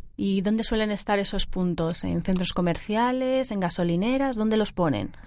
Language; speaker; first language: Spanish; native; Spanish